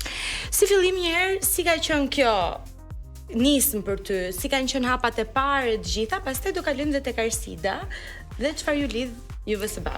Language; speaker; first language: Albanian; native; Albanian